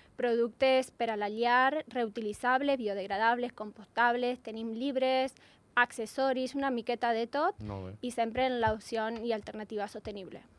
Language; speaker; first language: Catalan; non-native, learner; Spanish